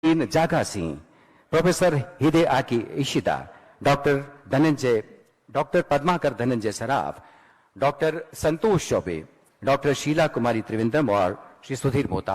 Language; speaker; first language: Hindi; native; Hindi